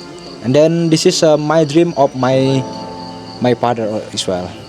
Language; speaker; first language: English; non-native, learner; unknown